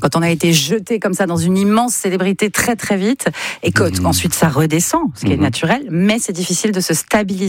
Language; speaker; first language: French; native; French